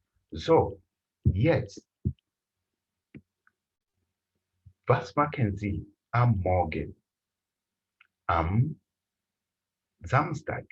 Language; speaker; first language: German; non-native, fluent; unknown